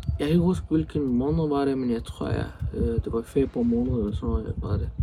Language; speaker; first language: Danish; early bilingual, other home language; Arabic